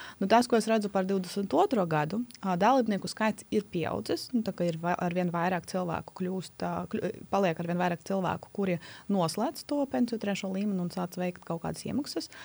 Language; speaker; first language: Latvian; non-native, local second language; Russian